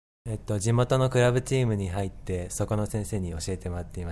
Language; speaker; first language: Japanese; native; Japanese